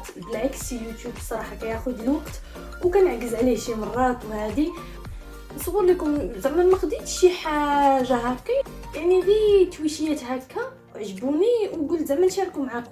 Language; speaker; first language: Arabic; native; Arabic